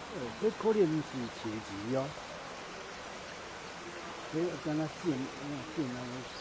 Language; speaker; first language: Chinese; native; Chinese